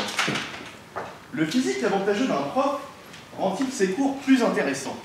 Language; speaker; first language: French; native; French